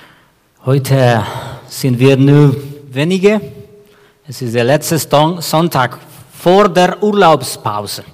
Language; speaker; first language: German; non-native, fluent; Spanish